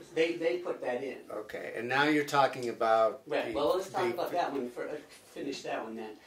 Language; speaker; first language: English; native; English